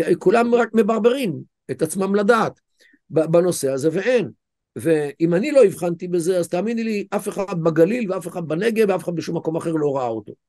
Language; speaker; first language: Hebrew; native; Hebrew